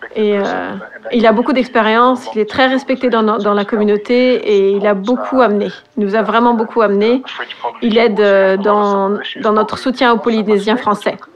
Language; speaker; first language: French; non-native, fluent; English